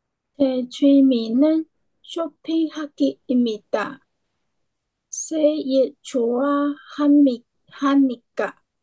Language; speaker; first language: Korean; non-native, learner; Chinese